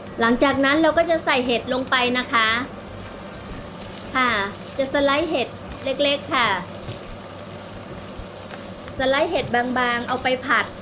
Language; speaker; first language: Thai; native; Thai